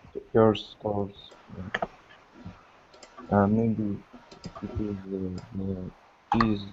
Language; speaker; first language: English; non-native, learner; Russian